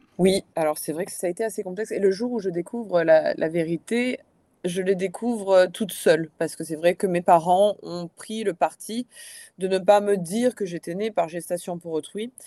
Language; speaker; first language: French; native; French